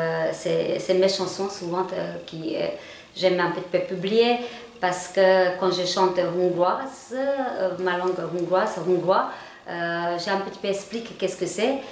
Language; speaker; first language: French; non-native, learner; Hungarian